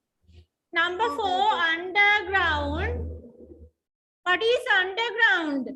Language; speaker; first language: English; non-native, local second language; Sinhala